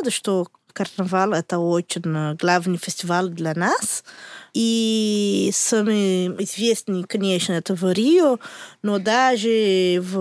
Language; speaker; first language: Russian; non-native, learner; Portuguese